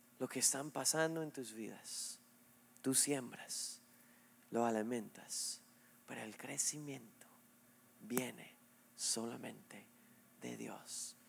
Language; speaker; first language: Spanish; non-native, fluent; English